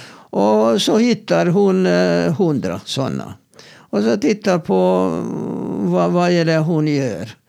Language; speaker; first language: Swedish; non-native, fluent; Hebrew